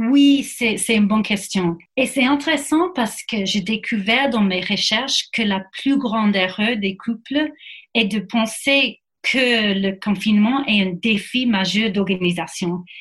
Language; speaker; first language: French; non-native, fluent; English